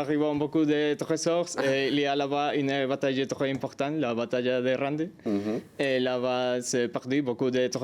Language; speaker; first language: French; non-native, learner; Spanish